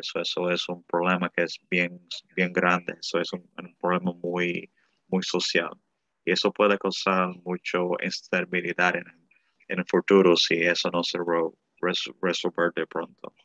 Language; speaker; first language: Spanish; early bilingual, heritage; Spanish